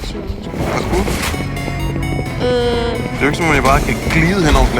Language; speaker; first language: Danish; native; Danish